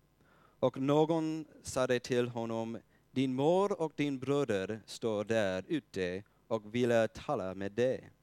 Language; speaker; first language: Swedish; non-native, fluent; English